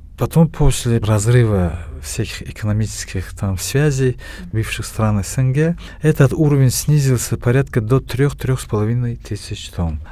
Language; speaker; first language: Russian; non-native, local second language; Tajik